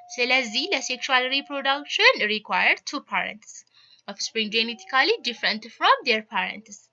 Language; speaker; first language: English; non-native, local second language; Amharic